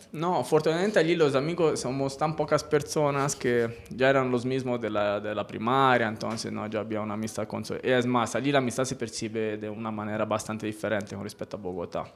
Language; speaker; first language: Spanish; non-native, fluent; Italian